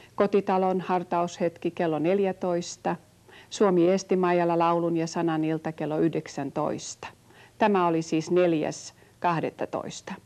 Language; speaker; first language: Finnish; native; Finnish